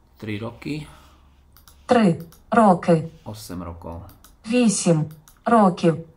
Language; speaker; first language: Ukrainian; non-native, learner; Slovak